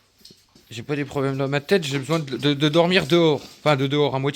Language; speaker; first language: French; native; French